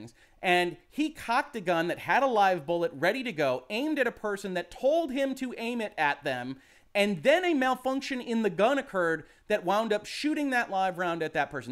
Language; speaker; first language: English; native; English